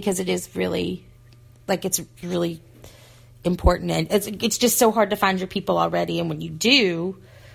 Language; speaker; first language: English; native; English